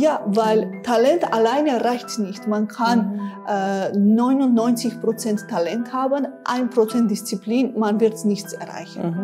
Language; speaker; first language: German; non-native, fluent; Armenian